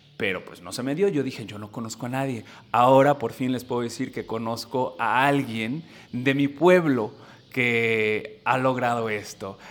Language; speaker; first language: Spanish; early bilingual, heritage; Spanish